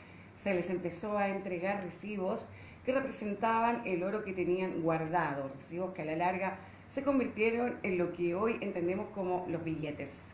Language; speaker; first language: Spanish; native; Spanish